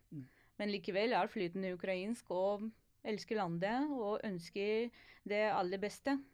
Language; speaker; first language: Norwegian; non-native, fluent; Ukrainian